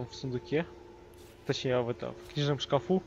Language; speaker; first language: Russian; native; Russian